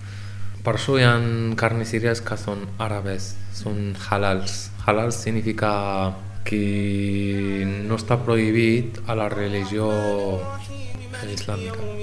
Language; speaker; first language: Catalan; non-native, learner; Arabic